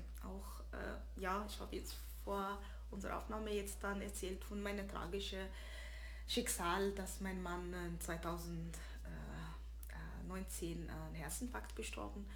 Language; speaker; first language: German; early bilingual, other home language; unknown